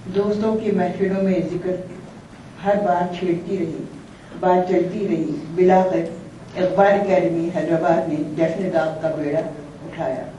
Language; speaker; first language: Urdu; native; Urdu